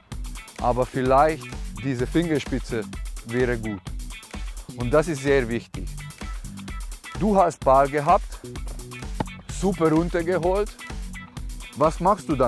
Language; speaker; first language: German; non-native, learner; Hungarian